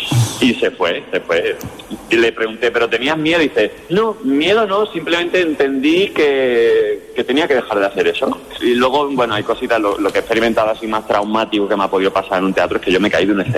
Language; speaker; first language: Spanish; native; Spanish